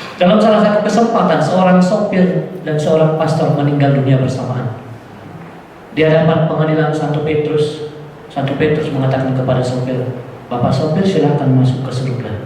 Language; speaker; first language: Indonesian; non-native, local second language; Batak Toba